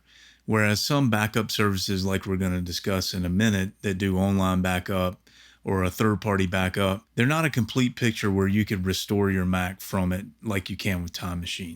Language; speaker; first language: English; native; English